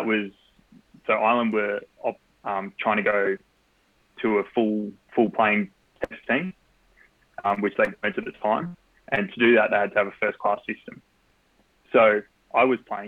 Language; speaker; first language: English; native; English